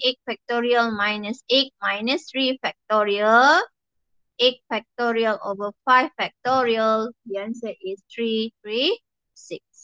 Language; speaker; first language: English; non-native, local second language; Malay